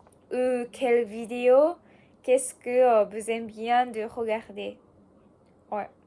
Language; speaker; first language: French; non-native, learner; Japanese